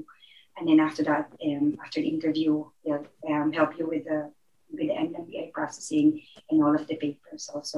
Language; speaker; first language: English; non-native, local second language; Filipino